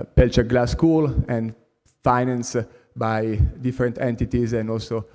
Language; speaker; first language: English; non-native, fluent; Italian